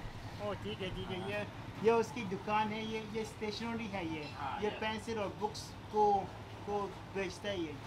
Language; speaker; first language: Hindi; non-native, learner; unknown